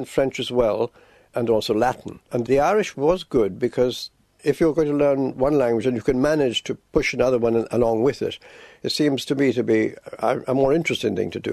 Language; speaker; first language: English; native; English